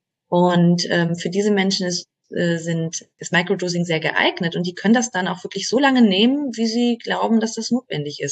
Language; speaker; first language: German; native; German